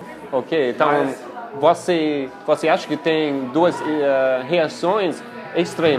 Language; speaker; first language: Portuguese; non-native, fluent; English